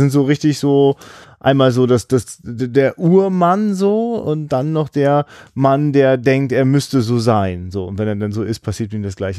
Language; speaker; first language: German; native; German